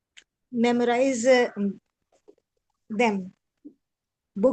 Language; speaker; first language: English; non-native, learner; Urdu